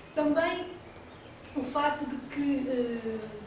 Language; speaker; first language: Portuguese; native; Portuguese